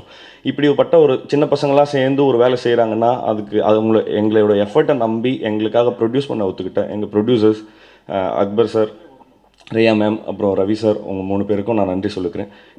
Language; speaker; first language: Tamil; native; Tamil